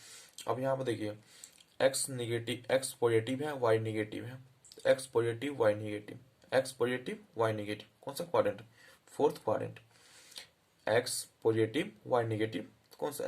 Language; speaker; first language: Hindi; native; Hindi